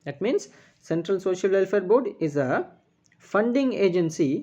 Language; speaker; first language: English; non-native, local second language; Tamil